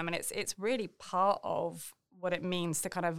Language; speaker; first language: English; native; English